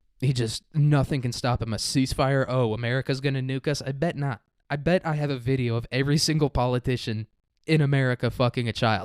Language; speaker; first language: English; native; English